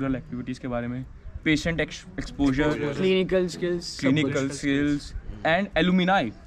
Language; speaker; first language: Hindi; native; Hindi